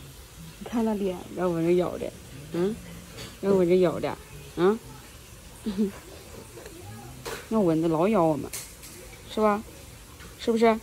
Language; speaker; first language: Chinese; native; Chinese